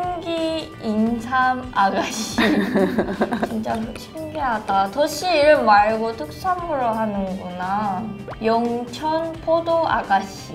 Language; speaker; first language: Korean; non-native, fluent; Japanese